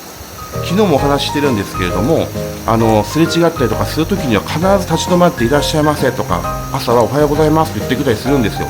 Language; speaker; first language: Japanese; native; Japanese